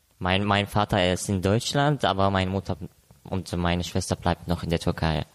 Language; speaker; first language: German; non-native, learner; Arabic